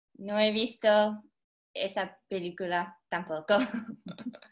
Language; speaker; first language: Spanish; early bilingual, heritage; Spanish